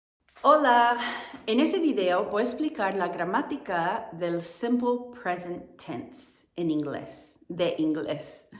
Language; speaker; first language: Spanish; non-native, fluent; English